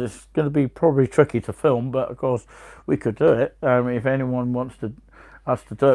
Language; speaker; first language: English; native; English